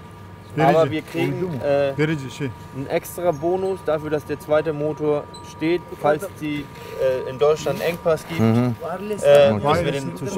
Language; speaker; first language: German; native; German